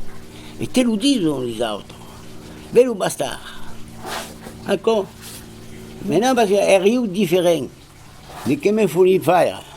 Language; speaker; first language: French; non-native, fluent; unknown